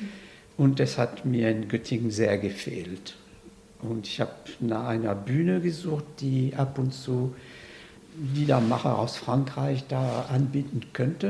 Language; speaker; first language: German; non-native, fluent; French